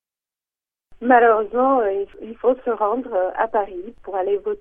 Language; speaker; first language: French; non-native, fluent; Czech